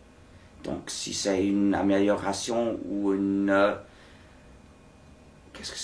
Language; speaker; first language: French; non-native, fluent; English